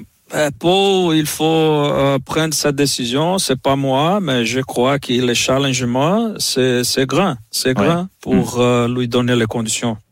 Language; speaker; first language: French; non-native, fluent; Portuguese